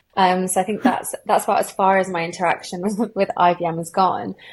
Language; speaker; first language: English; native; English